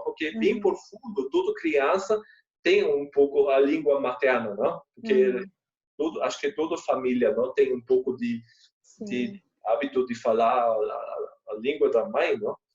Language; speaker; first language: Portuguese; non-native, fluent; German